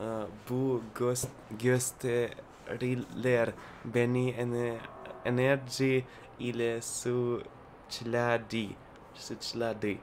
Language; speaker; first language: Turkish; non-native, learner; Russian